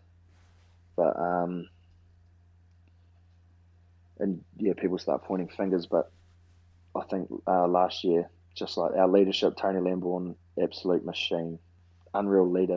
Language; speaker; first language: English; native; English